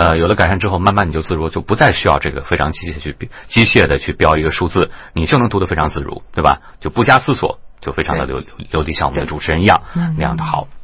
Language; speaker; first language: Chinese; native; Chinese